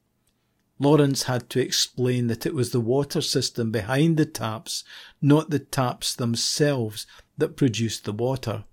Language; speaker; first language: English; native; English